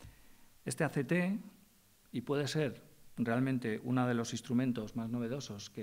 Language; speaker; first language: Spanish; native; Spanish